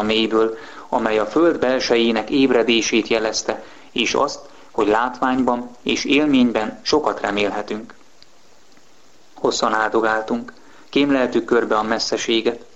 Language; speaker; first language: Hungarian; native; Hungarian